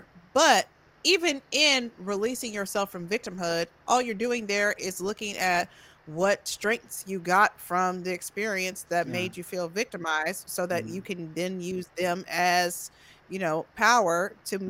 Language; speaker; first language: English; native; English